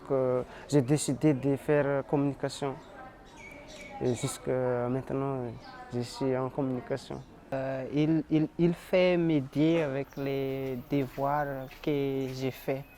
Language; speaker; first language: French; non-native, local second language; Malagasy